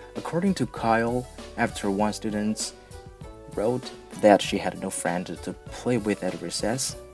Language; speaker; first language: English; non-native, fluent; Chinese